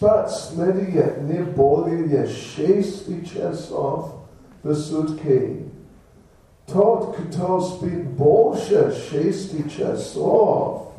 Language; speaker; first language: Russian; non-native, learner; English